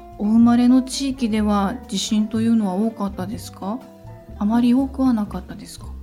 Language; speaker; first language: Japanese; native; Japanese